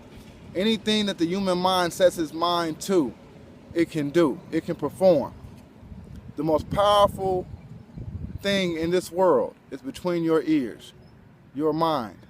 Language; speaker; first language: English; native; English